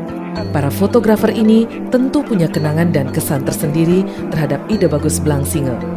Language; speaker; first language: Indonesian; native; Indonesian